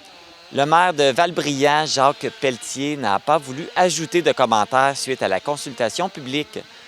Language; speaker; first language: French; native; French